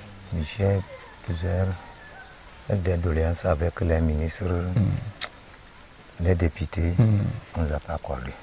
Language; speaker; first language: French; non-native, learner; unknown